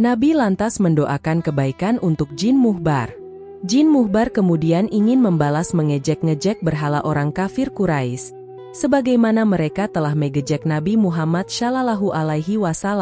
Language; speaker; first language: Indonesian; native; Indonesian